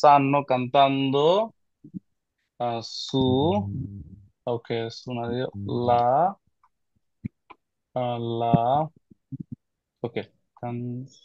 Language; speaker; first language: Italian; non-native, fluent; Bangla